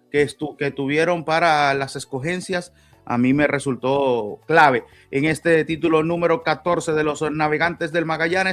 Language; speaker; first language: Spanish; native; Spanish